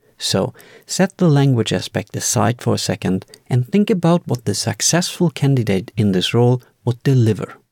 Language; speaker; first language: English; non-native, fluent; German